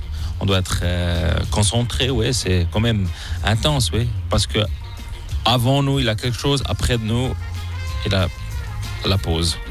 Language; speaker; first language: French; non-native, local second language; German